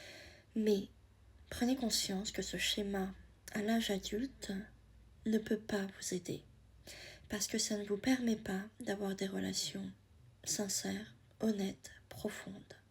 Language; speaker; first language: French; native; French